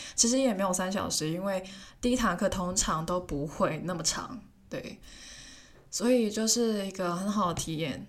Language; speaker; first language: Chinese; non-native, local second language; Cantonese